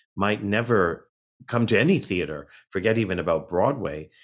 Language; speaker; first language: English; native; English